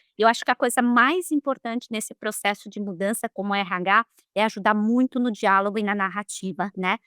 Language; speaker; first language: Portuguese; native; Portuguese